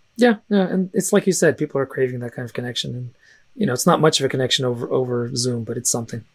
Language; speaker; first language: English; early bilingual, other home language; Russian